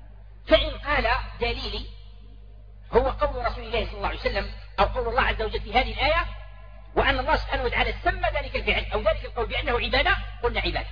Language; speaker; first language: Arabic; native; Arabic